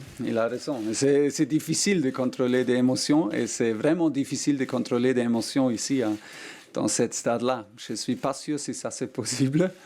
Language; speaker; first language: French; non-native, learner; German